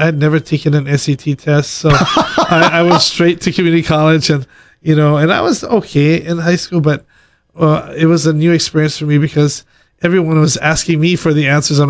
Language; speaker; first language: English; native; English